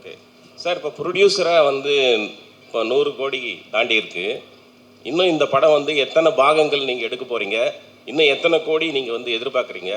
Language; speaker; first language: Tamil; native; Tamil